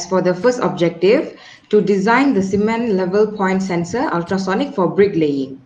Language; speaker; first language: English; non-native, local second language; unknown